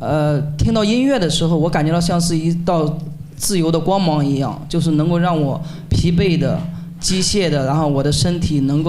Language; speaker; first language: Chinese; native; Chinese